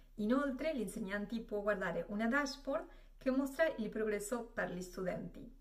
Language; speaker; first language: Italian; non-native, fluent; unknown